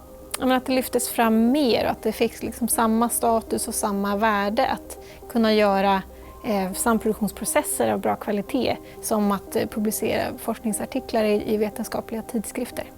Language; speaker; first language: Swedish; native; Swedish